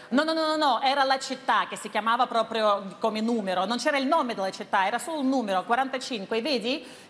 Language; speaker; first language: Italian; non-native, fluent; Russian